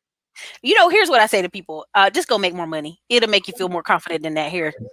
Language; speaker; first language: English; native; English